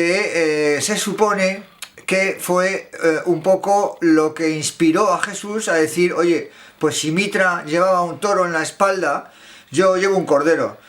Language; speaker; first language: Spanish; native; Spanish